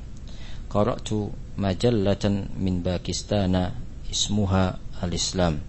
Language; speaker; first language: Arabic; non-native, fluent; Indonesian